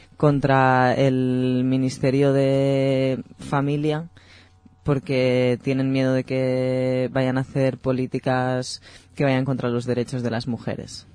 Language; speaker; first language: Spanish; native; Spanish